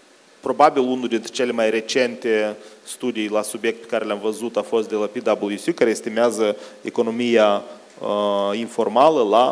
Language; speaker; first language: Romanian; native; Romanian